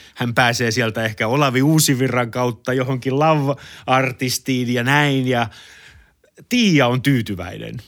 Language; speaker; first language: Finnish; native; Finnish